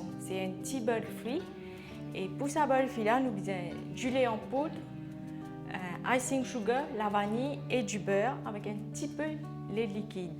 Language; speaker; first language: French; non-native, local second language; Morisyen